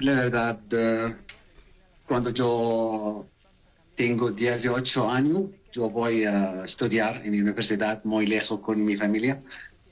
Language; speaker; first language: Spanish; non-native, learner; Arabic